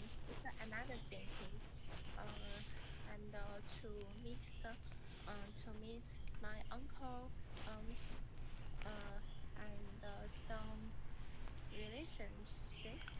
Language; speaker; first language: English; non-native, learner; Chinese